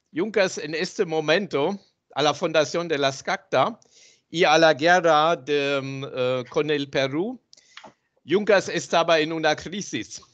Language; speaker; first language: Spanish; non-native, fluent; German